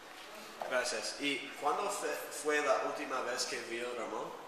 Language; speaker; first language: Spanish; non-native, learner; English